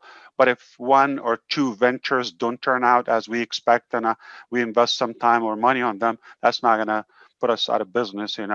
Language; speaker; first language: English; non-native, fluent; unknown